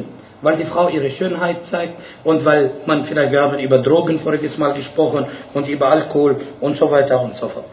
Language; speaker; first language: German; non-native, fluent; Arabic